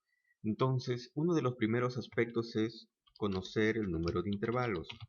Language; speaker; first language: Spanish; native; Spanish